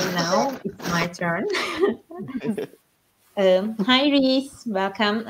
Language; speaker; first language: English; non-native, learner; Turkish